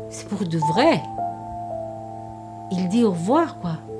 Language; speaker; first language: French; non-native, fluent; Spanish